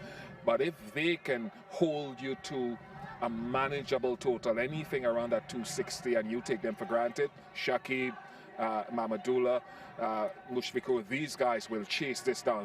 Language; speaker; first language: English; native; English